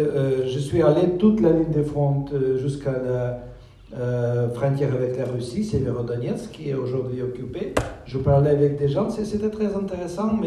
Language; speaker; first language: French; non-native, fluent; Russian